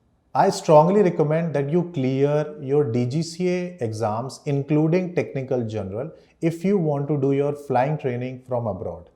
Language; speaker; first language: English; non-native, local second language; Hindi